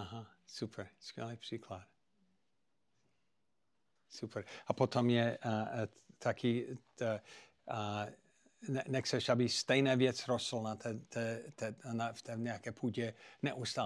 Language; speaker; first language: Czech; non-native, fluent; English